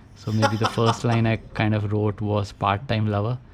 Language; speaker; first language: English; non-native, local second language; Hindi